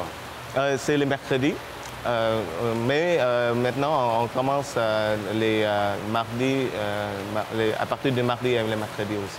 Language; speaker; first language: French; non-native, fluent; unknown